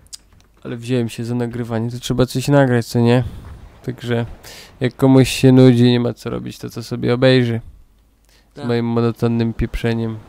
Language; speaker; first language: Polish; native; Polish